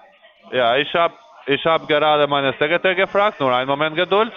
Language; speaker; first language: German; non-native, fluent; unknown